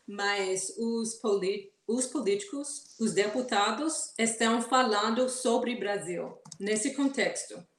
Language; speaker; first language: Portuguese; non-native, fluent; English